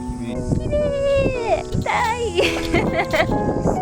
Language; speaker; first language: Japanese; native; Japanese